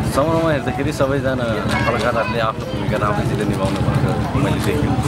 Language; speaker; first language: Nepali; non-native, local second language; Gurung